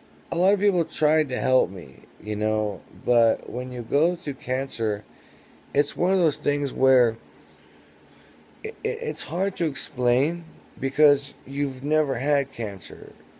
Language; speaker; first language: English; native; English